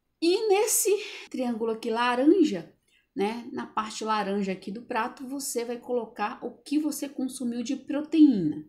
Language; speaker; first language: Portuguese; native; Portuguese